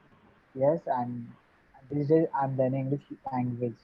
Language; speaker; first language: English; non-native, learner; Hindi